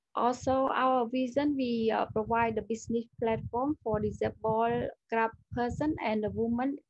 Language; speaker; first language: English; non-native, learner; Khmer